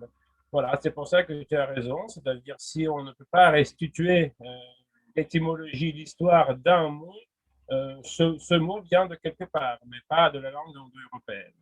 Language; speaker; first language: French; non-native, fluent; Russian